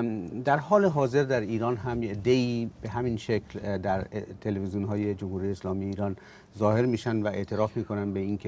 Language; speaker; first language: Persian; native; Persian